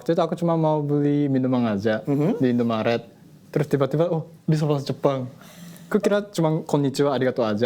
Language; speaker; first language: Indonesian; non-native, fluent; Japanese